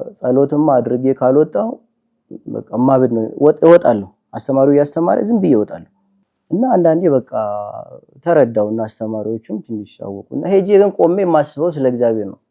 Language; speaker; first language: Amharic; native; Amharic